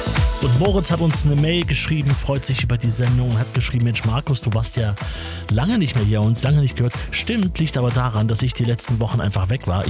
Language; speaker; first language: German; native; German